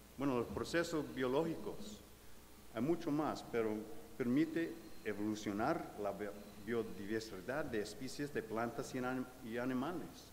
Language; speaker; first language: Spanish; non-native, fluent; English